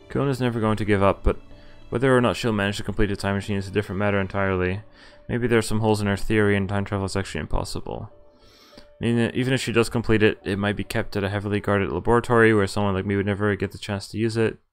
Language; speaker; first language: English; non-native, fluent; Dutch